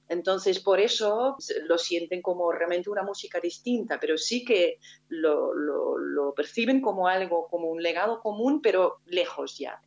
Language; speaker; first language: Spanish; non-native, fluent; Dutch